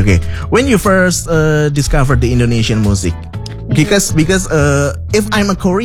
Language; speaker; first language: English; non-native, fluent; Indonesian